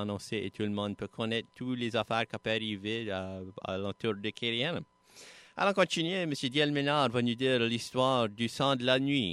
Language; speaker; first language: French; native; French